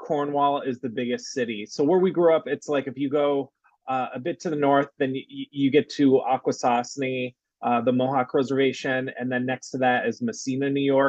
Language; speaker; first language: English; native; English